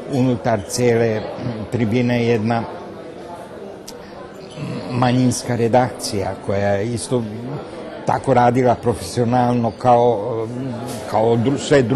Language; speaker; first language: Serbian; non-native, local second language; Hungarian